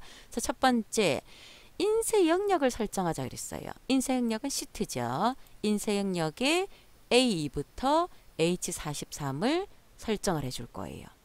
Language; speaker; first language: Korean; native; Korean